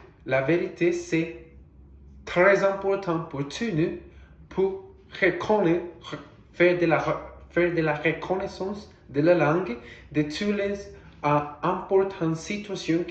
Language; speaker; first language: French; non-native, learner; Portuguese